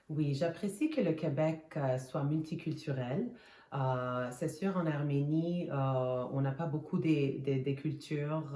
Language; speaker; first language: French; non-native, fluent; Armenian